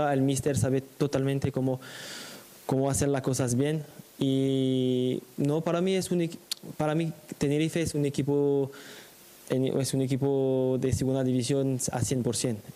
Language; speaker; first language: Spanish; non-native, fluent; French